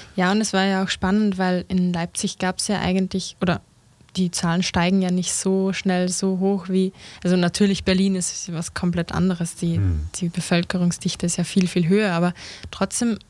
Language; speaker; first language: German; native; German